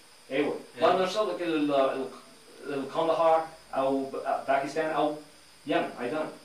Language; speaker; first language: Arabic; non-native, fluent; English